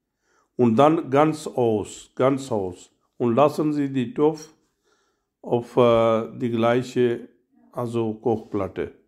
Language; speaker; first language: German; non-native, learner; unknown